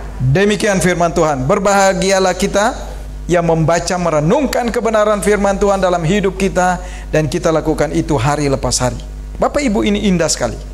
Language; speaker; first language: Indonesian; native; Indonesian